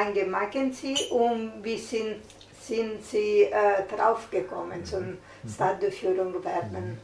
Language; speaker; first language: German; non-native, learner; Italian